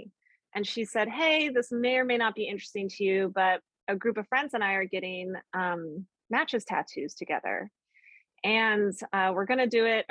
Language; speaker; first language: English; native; English